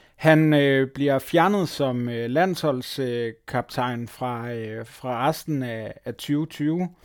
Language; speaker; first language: Danish; native; Danish